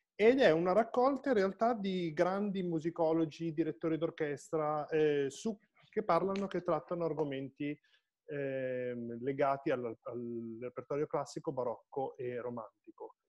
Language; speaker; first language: Italian; native; Italian